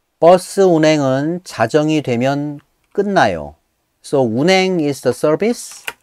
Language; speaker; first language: Korean; native; Korean